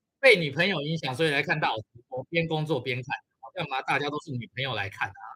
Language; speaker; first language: Chinese; native; Chinese